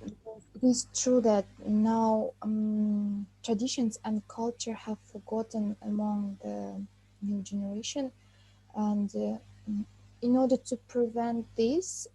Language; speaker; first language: English; non-native, fluent; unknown